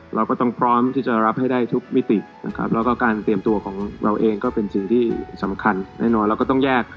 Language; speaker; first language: Thai; native; Thai